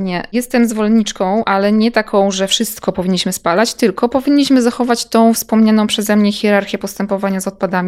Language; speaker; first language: Polish; native; Polish